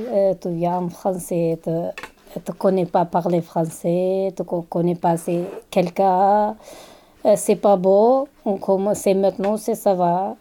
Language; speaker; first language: French; non-native, learner; Kurdish